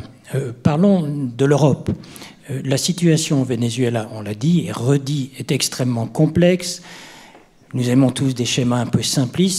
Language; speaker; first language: French; native; French